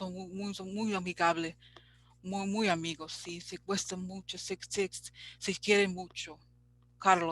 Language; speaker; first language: Spanish; non-native, learner; English